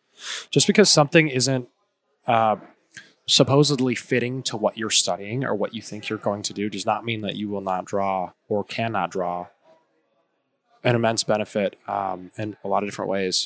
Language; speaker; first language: English; native; English